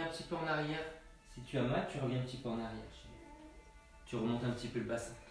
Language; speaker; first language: French; native; French